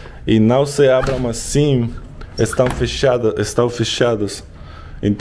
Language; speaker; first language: Portuguese; non-native, learner; Russian